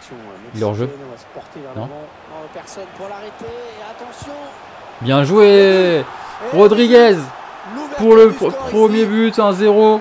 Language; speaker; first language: French; native; French